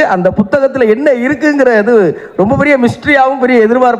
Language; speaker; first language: Tamil; native; Tamil